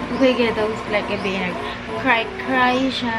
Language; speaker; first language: Filipino; non-native, local second language; Cebuano